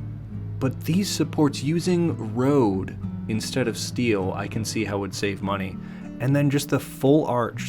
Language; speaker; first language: English; native; English